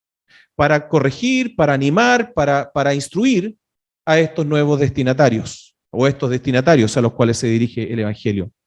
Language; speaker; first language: Spanish; native; Spanish